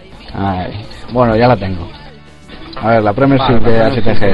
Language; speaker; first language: Spanish; native; Spanish